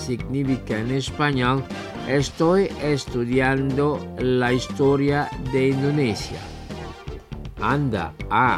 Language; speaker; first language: Spanish; non-native, fluent; Indonesian